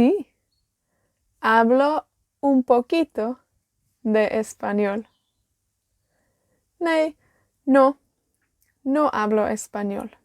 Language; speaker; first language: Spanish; non-native, learner; Welsh